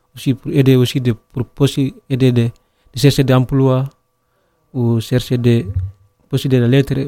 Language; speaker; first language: French; non-native, local second language; Fula